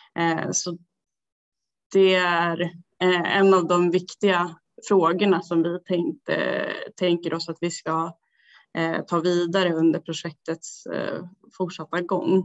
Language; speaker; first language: Swedish; native; Swedish